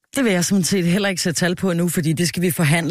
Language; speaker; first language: Danish; native; Danish